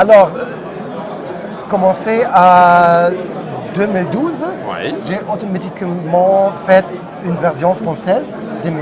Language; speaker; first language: French; non-native, learner; German